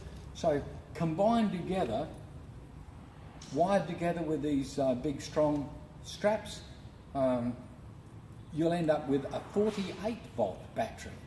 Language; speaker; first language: English; native; English